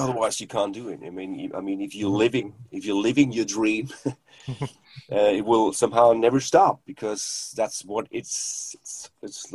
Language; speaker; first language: English; non-native, fluent; German